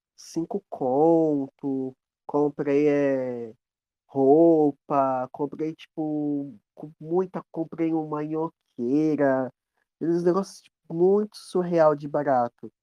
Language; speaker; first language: Portuguese; native; Portuguese